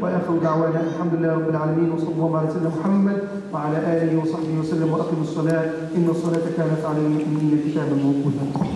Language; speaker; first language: Arabic; native; Arabic